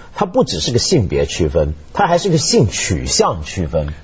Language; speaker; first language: Chinese; native; Chinese